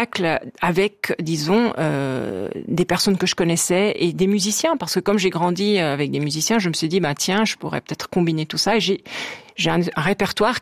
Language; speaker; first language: French; native; French